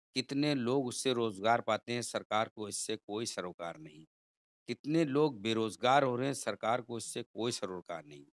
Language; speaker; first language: Hindi; native; Hindi